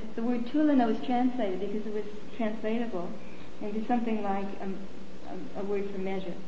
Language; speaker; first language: English; native; English